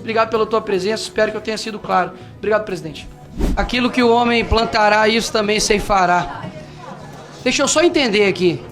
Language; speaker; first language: Portuguese; native; Portuguese